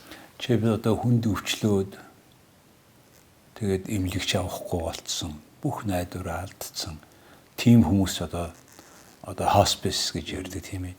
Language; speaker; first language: Mongolian; non-native, fluent; Italian